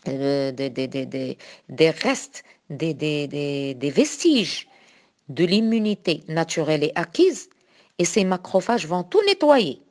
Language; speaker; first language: French; non-native, local second language; Arabic